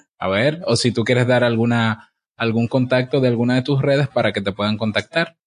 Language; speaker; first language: Spanish; native; Spanish